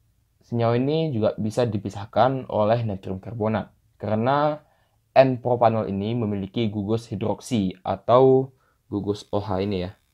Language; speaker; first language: Indonesian; native; Indonesian